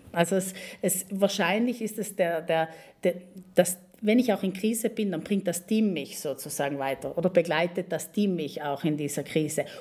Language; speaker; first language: German; native; German